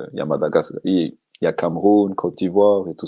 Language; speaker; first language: French; non-native, local second language; Malagasy